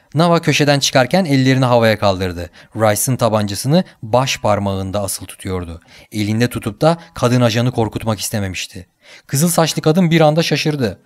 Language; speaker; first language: Turkish; native; Turkish